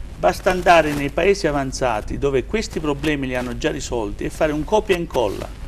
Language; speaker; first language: Italian; native; Italian